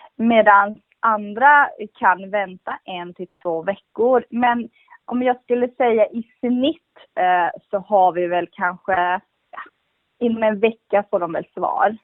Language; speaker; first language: Swedish; early bilingual, other home language; Kurdish